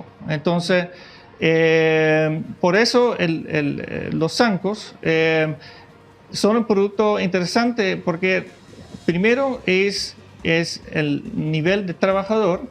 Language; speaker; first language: Spanish; non-native, fluent; Dutch